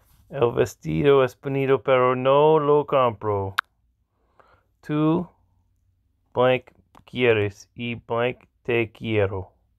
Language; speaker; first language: Spanish; non-native, learner; English